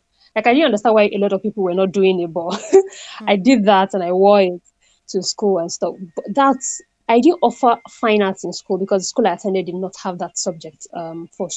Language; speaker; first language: English; non-native, local second language; Igbo